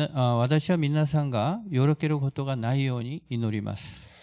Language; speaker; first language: Japanese; non-native, fluent; Korean